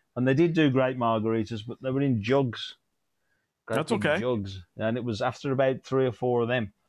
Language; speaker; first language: English; native; English